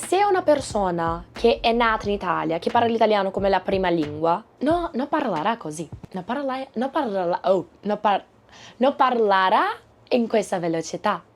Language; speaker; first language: Italian; non-native, learner; Portuguese